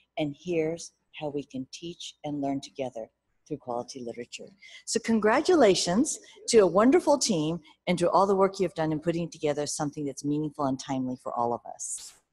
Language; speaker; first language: English; early bilingual, other home language; Japanese